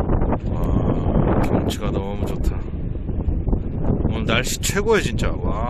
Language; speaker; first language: Korean; native; Korean